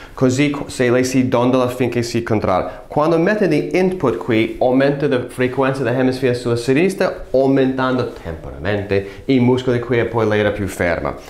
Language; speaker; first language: Italian; non-native, fluent; English